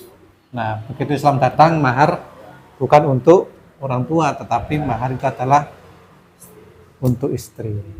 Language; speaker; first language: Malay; non-native, local second language; Javanese